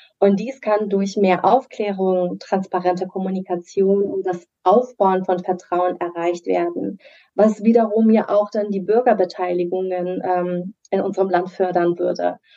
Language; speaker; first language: German; early bilingual, other home language; Persian